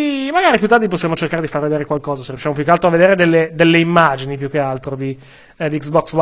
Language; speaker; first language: Italian; native; Italian